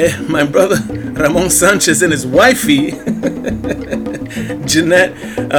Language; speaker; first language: English; early bilingual, other home language; Spanish